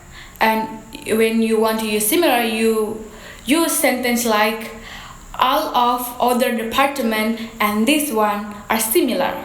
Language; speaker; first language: English; non-native, learner; Indonesian